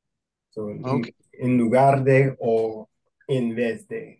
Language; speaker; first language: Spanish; non-native, fluent; English